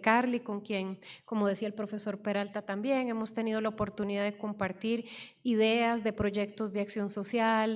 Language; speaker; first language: Spanish; native; Spanish